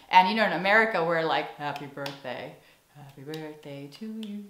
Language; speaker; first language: English; native; English